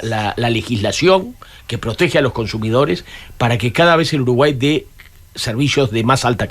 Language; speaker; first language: Spanish; native; Spanish